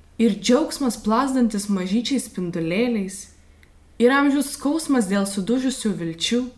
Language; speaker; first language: Lithuanian; native; Lithuanian